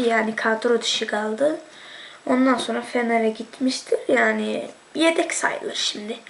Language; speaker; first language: Turkish; early bilingual, heritage; Turkish